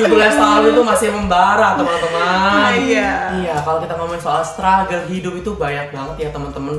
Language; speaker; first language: Indonesian; native; Indonesian